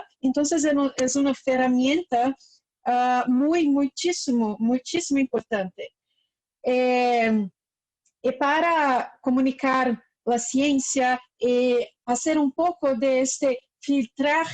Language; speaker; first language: Spanish; non-native, fluent; Portuguese